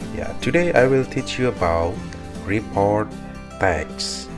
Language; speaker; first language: English; non-native, fluent; Indonesian